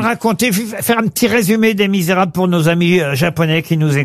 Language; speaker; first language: French; native; French